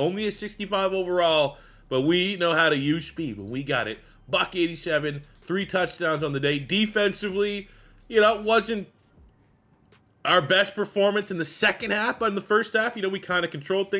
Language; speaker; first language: English; native; English